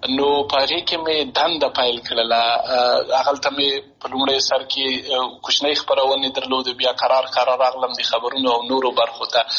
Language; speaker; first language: Pashto; native; Pashto